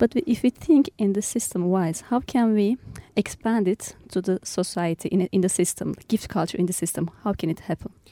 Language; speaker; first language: English; non-native, fluent; Turkish